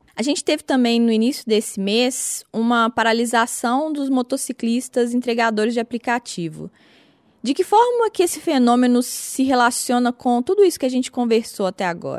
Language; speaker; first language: Portuguese; native; Portuguese